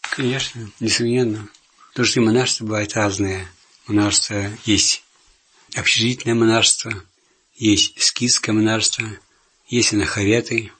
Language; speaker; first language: Russian; native; Russian